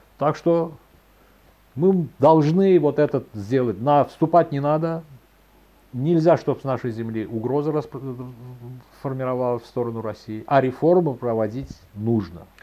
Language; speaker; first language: Russian; non-native, local second language; Azerbaijani